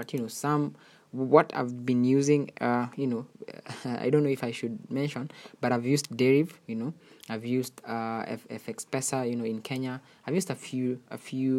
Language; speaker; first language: English; non-native, local second language; Swahili